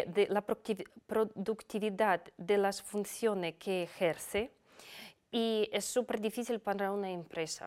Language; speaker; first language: Spanish; non-native, fluent; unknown